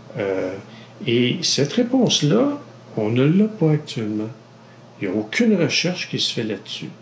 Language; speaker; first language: French; native; French